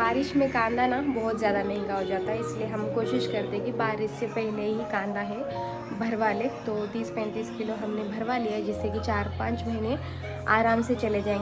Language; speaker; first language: Hindi; native; Hindi